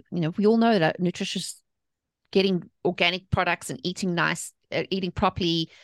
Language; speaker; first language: English; native; English